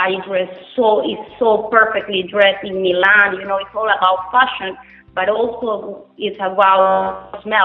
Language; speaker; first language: English; non-native, fluent; Spanish